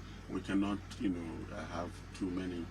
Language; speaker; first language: English; non-native, local second language; Yoruba